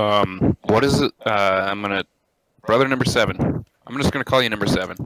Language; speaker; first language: English; native; English